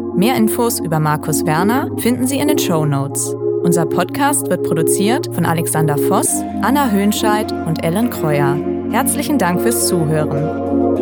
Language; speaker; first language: German; native; German